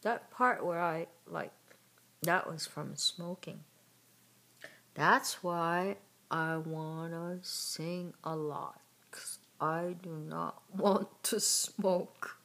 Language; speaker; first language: English; native; English